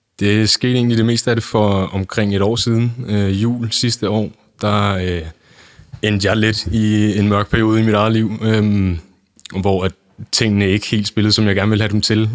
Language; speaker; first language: Danish; native; Danish